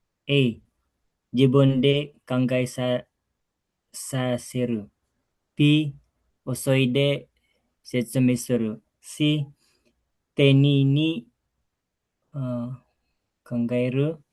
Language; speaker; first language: Japanese; non-native, learner; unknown